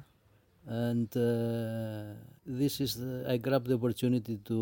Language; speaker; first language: English; non-native, learner; Greek